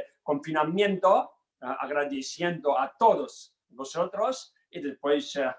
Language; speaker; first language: Spanish; non-native, learner; Tibetan